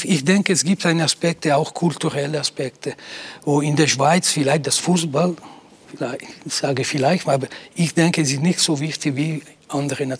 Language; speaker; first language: German; non-native, local second language; Italian